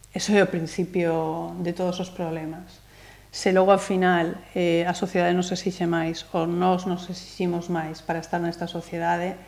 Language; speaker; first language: Galician; native; Galician